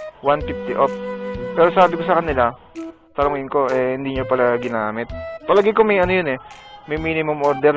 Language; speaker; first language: Filipino; native; Filipino